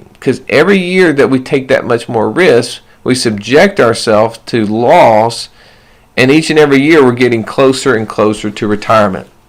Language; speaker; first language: English; native; English